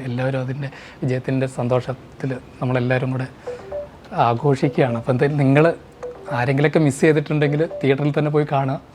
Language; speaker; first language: Malayalam; native; Malayalam